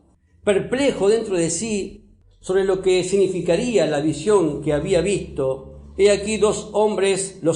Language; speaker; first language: Spanish; native; Spanish